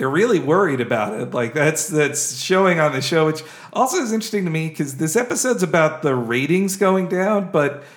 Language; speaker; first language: English; native; English